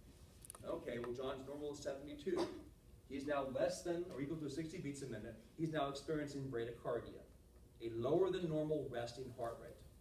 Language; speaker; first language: English; native; English